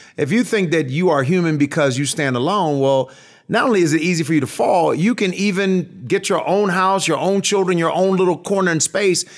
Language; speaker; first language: English; native; English